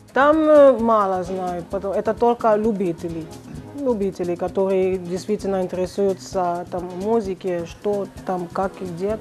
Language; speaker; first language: Russian; non-native, fluent; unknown